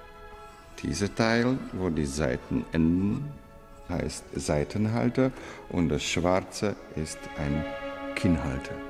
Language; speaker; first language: German; non-native, fluent; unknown